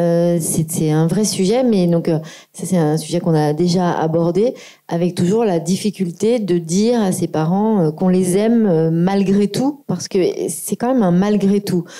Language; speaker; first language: French; native; French